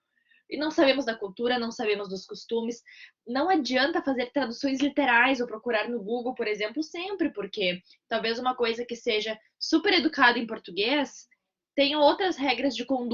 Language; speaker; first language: Portuguese; native; Portuguese